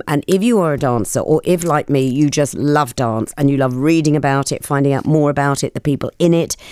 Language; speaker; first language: English; native; English